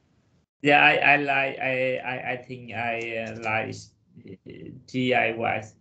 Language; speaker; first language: English; non-native, learner; Vietnamese